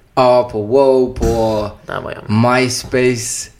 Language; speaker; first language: Swedish; native; Swedish